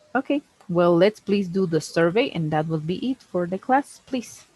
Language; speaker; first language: English; non-native, fluent; Spanish